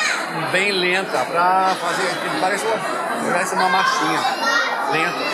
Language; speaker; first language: Portuguese; non-native, fluent; German